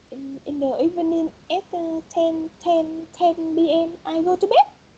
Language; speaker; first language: English; non-native, learner; Vietnamese